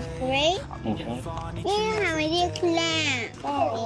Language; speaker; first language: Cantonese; early bilingual, heritage; English